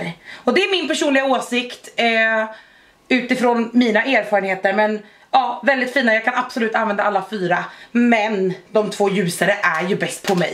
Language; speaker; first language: Swedish; native; Swedish